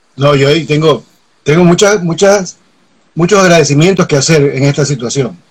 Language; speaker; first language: Spanish; native; Spanish